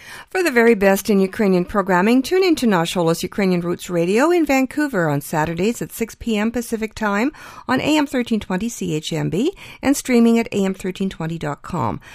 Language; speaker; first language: English; early bilingual, other home language; Ukrainian